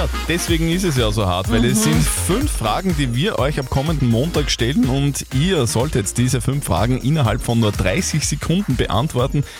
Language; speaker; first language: German; native; German